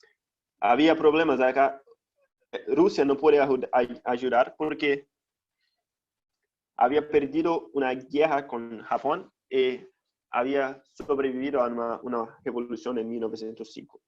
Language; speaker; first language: Spanish; non-native, fluent; Portuguese